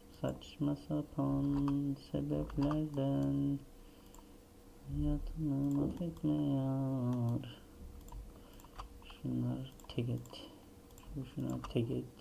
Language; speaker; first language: Turkish; native; Turkish